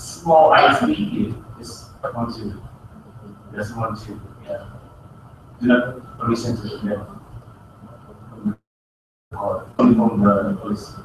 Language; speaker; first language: English; non-native, learner; Indonesian